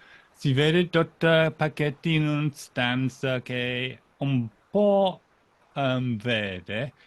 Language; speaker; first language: Italian; non-native, fluent; English